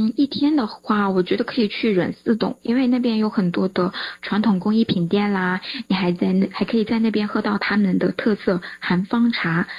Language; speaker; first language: Chinese; native; Chinese